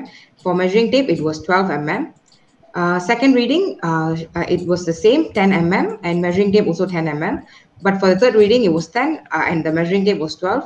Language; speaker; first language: English; non-native, local second language; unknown